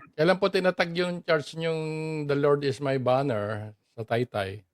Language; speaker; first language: Filipino; native; Filipino